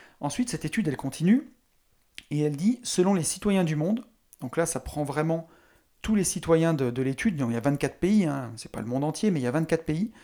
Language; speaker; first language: French; native; French